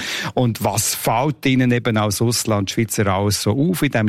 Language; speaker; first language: German; native; German